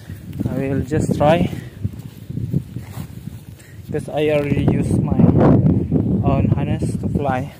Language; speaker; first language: English; non-native, learner; Malay